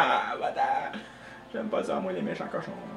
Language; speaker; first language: French; native; French